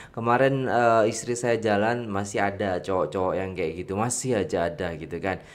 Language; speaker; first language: Indonesian; native; Indonesian